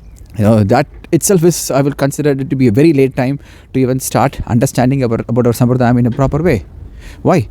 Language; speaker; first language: English; non-native, local second language; Tamil